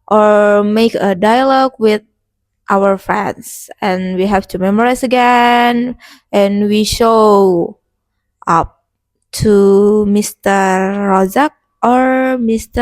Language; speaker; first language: English; non-native, learner; Indonesian